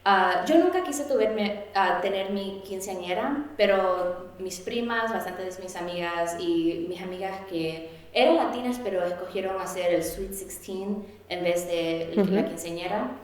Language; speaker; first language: Spanish; early bilingual, heritage; Spanish